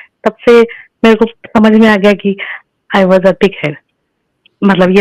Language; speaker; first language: Hindi; native; Hindi